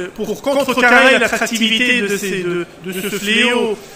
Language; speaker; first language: French; non-native, local second language; Arabic